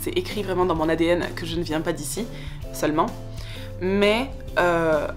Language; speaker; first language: French; native; French